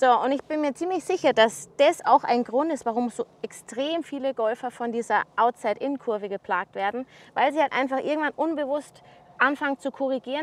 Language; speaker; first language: German; native; German